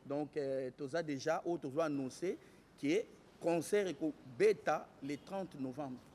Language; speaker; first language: French; non-native, local second language; Lingala